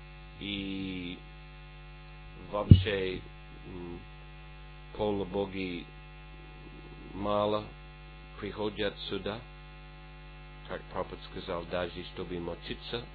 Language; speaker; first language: Russian; non-native, fluent; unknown